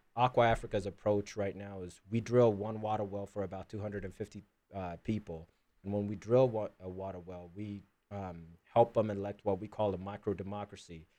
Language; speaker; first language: English; early bilingual, other home language; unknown